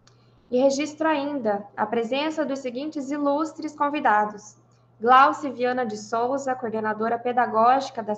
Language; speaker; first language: Portuguese; native; Portuguese